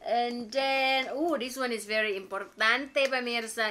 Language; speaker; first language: English; non-native, fluent; Indonesian